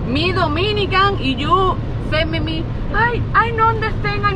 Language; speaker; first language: English; non-native, learner; Spanish